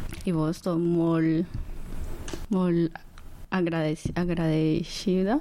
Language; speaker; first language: Catalan; non-native, learner; Spanish